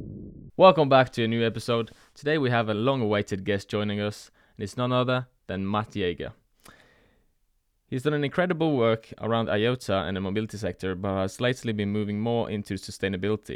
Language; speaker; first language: English; non-native, fluent; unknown